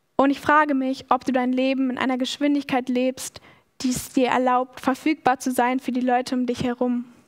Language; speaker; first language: German; native; German